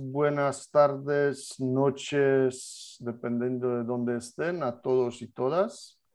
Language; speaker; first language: Spanish; non-native, fluent; Polish